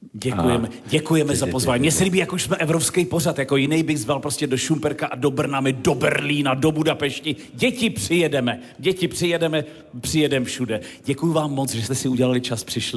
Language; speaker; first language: Czech; native; Czech